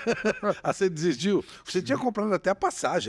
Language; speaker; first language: Portuguese; native; Portuguese